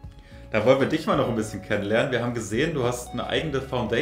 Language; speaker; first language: German; native; German